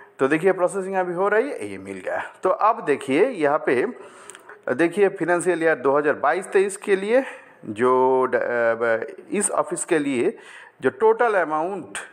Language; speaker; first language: Hindi; non-native, local second language; Bangla